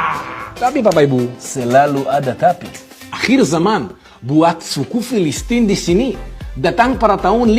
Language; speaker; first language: Indonesian; non-native, fluent; Hebrew